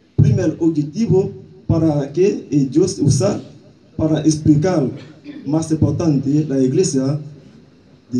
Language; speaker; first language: Spanish; non-native, learner; Haitian Creole